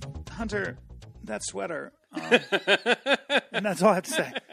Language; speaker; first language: English; native; English